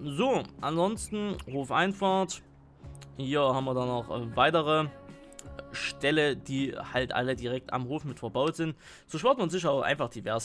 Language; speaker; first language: German; native; German